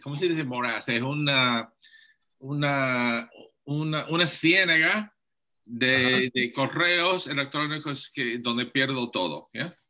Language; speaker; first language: Spanish; non-native, fluent; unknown